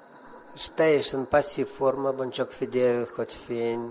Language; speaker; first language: Hungarian; non-native, fluent; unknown